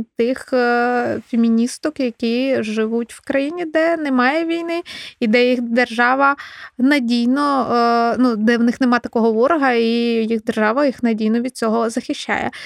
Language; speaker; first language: Ukrainian; non-native, local second language; Russian